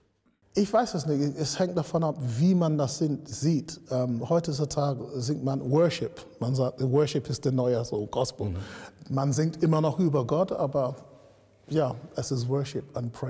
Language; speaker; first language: German; non-native, fluent; English